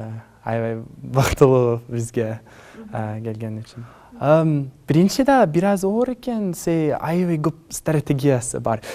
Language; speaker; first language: Kyrgyz; non-native, learner; English